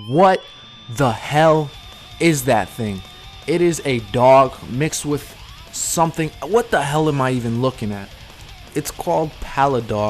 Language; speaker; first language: English; native; English